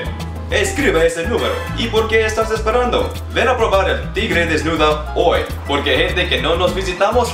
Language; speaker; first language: Spanish; non-native, learner; English